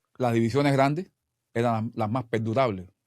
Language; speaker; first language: Spanish; native; Spanish